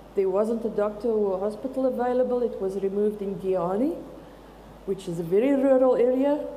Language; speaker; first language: English; non-native, local second language; Afrikaans